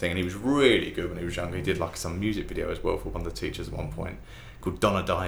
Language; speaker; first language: English; native; English